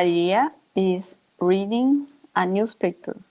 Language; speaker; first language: English; non-native, learner; Portuguese